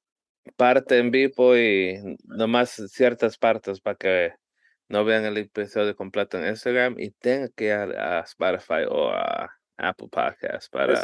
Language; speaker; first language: Spanish; early bilingual, heritage; Spanish